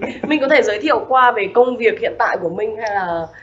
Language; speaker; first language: Vietnamese; native; Vietnamese